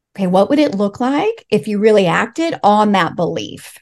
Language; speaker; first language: English; early bilingual, other home language; Spanish